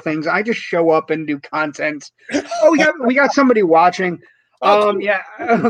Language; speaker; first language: English; native; English